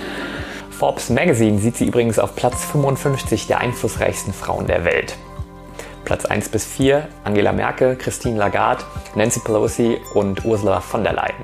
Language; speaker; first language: German; native; German